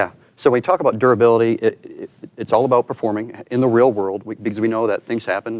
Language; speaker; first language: English; native; English